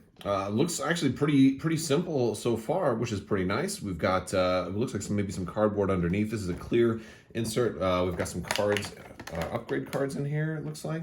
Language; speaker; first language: English; native; English